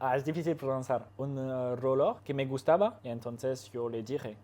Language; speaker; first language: Spanish; non-native, learner; French